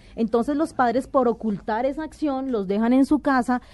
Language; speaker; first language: Spanish; native; Spanish